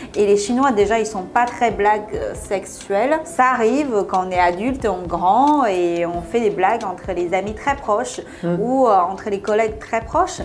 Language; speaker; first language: French; non-native, fluent; Chinese